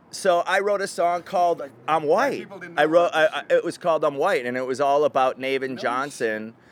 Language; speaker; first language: English; native; English